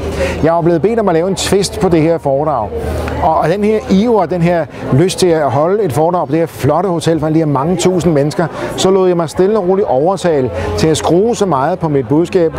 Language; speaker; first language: Danish; native; Danish